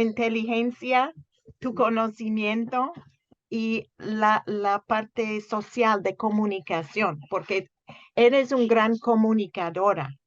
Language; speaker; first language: Spanish; non-native, fluent; English